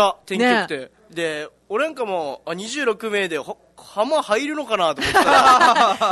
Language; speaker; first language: Japanese; native; Japanese